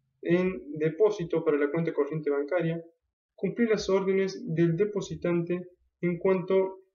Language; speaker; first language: Spanish; native; Spanish